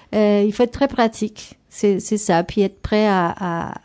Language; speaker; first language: French; non-native, fluent; Spanish